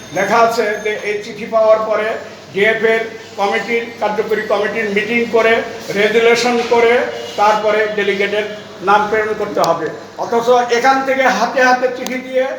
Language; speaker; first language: Bangla; native; Bangla